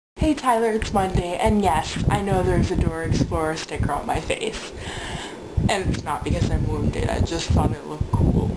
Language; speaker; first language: English; native; English